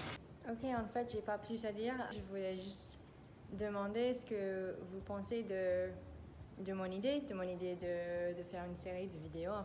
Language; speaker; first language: French; non-native, fluent; English